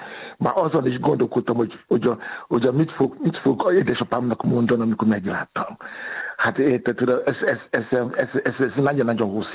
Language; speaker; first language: Hungarian; non-native, fluent; Yoruba